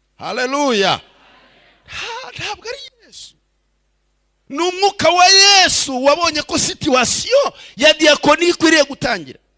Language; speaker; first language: Kinyarwanda; early bilingual, heritage; Kinyarwanda